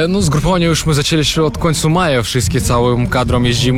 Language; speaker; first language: Polish; non-native, fluent; Russian